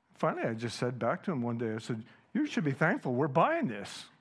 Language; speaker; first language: English; non-native, fluent; Dutch